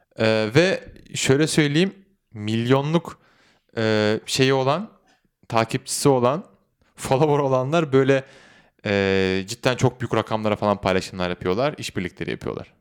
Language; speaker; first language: Turkish; native; Turkish